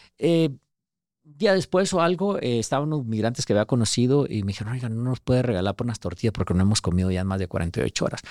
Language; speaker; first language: Spanish; native; Spanish